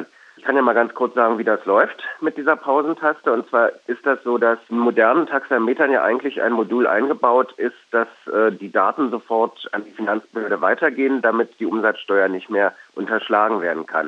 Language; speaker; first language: German; native; German